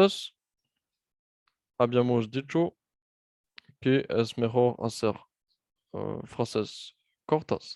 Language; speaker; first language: Spanish; non-native, fluent; French